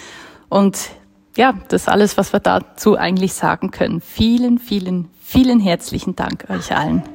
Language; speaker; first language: German; native; German